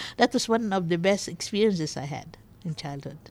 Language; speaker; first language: English; non-native, local second language; Bikol